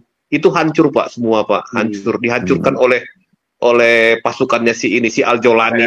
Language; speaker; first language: Indonesian; native; Indonesian